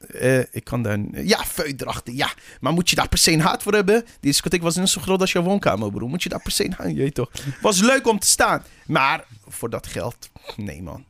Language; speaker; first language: Dutch; early bilingual, other home language; Persian